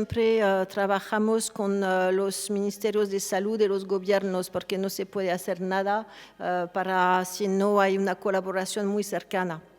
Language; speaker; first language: Spanish; non-native, fluent; French